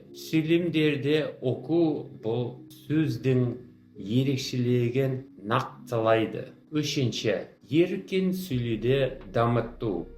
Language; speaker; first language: Kazakh; non-native, fluent; English